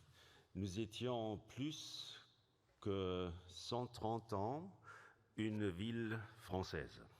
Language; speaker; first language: French; non-native, fluent; German